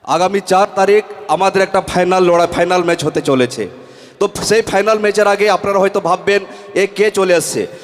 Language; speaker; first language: Bangla; non-native, local second language; Santali